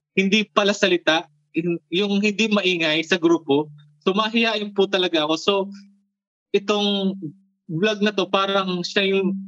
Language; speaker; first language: Filipino; non-native, local second language; Bikol